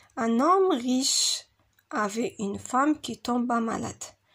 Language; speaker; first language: French; non-native, local second language; Arabic